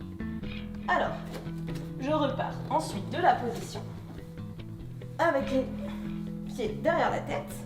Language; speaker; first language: French; native; French